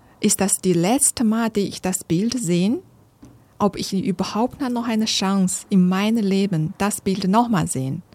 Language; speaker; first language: German; non-native, fluent; Chinese